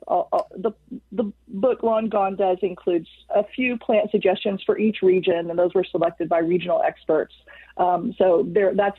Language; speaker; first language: English; native; English